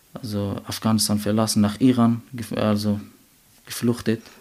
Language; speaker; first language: German; non-native, learner; Persian